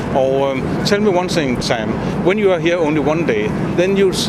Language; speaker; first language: English; non-native, fluent; Danish